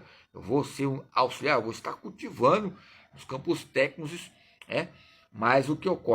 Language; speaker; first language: Portuguese; native; Portuguese